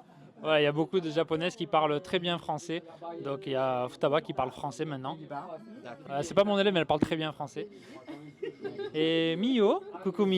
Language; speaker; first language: French; native; French